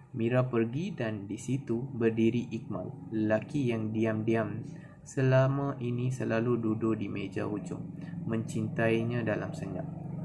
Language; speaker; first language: Malay; non-native, local second language; Tamil